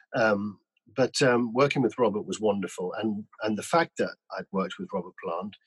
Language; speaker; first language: English; native; English